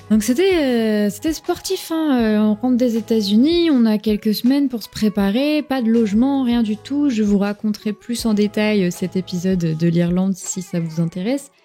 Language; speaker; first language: French; native; French